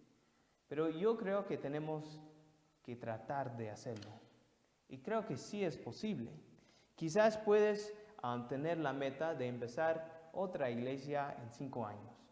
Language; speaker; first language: Spanish; non-native, fluent; English